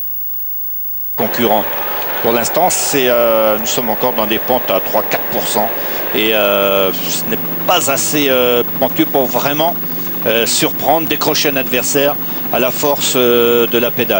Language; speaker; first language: French; native; French